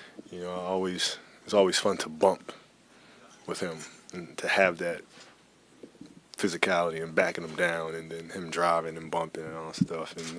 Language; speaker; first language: English; early bilingual, other home language; Italian